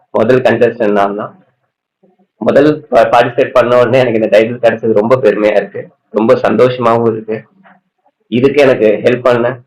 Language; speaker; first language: Tamil; native; Tamil